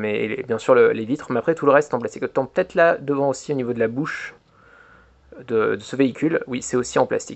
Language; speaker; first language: French; native; French